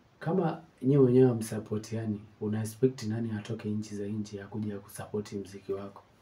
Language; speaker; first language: Swahili; non-native, local second language; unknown